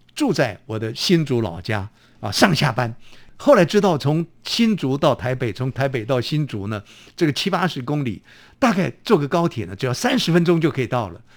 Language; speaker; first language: Chinese; native; Chinese